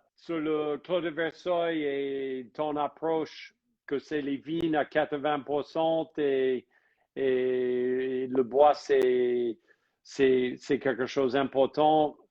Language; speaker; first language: French; non-native, fluent; English